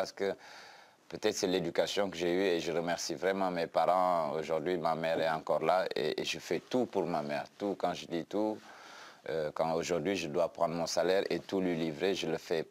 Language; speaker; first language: French; non-native, local second language; Wolof